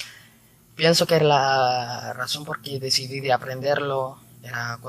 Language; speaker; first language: Spanish; non-native, fluent; Filipino